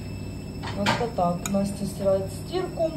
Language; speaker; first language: Russian; native; Russian